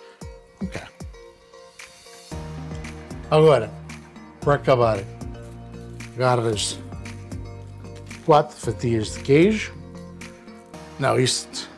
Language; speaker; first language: Portuguese; early bilingual, heritage; Portuguese